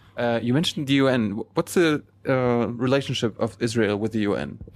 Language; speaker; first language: English; non-native, fluent; German